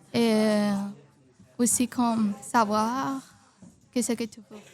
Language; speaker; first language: French; non-native, learner; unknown